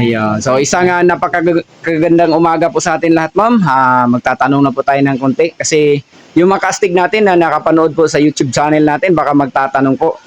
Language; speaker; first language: Filipino; non-native, local second language; Cebuano